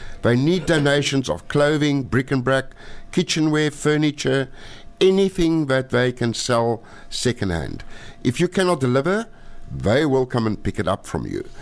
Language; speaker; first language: English; non-native, local second language; Afrikaans